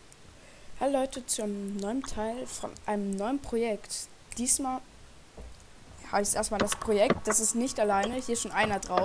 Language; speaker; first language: German; early bilingual, other home language; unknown